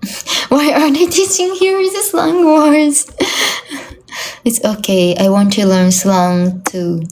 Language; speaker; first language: English; non-native, learner; Japanese